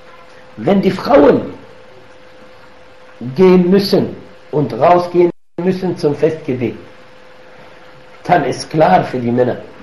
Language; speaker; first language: German; non-native, fluent; Arabic